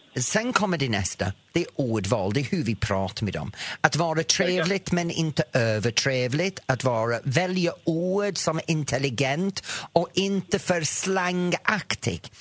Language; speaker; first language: Swedish; non-native, fluent; English